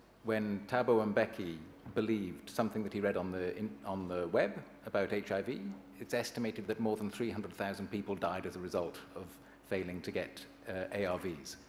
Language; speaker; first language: English; native; English